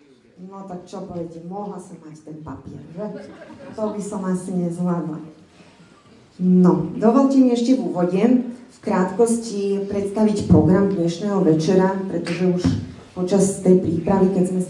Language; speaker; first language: Slovak; native; Slovak